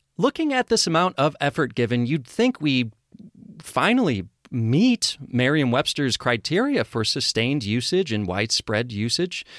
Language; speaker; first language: English; native; English